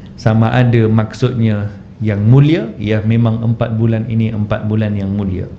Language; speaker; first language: Malay; non-native, fluent; Malayalam